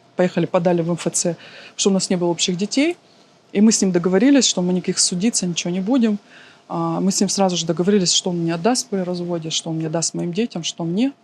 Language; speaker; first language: Russian; native; Russian